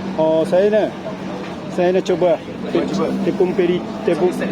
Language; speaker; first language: Malay; non-native, learner; Japanese